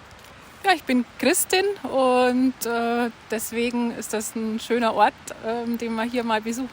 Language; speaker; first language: German; native; German